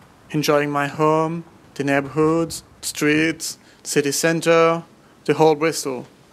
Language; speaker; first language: English; non-native, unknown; French